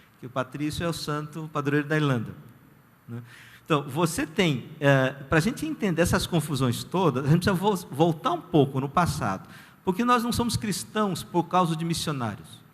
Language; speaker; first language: Portuguese; early bilingual, other home language; Korean